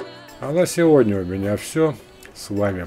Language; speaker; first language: Russian; native; Russian